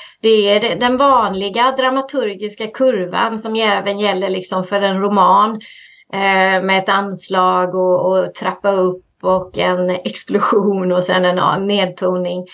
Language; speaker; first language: Swedish; native; Swedish